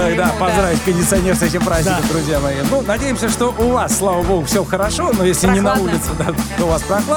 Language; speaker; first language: Russian; native; Russian